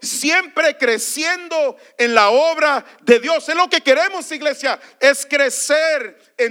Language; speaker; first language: Spanish; early bilingual, heritage; Spanish